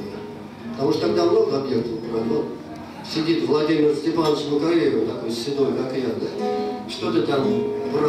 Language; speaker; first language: Russian; native; Russian